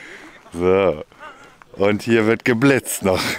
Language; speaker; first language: German; native; German